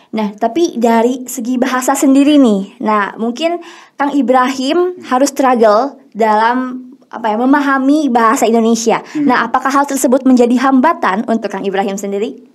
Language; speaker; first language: Indonesian; native; Indonesian